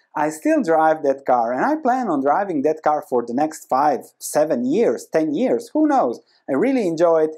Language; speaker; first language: English; non-native, fluent; Croatian